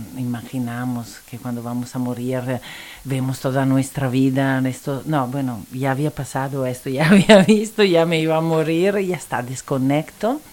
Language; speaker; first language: Spanish; non-native, fluent; Italian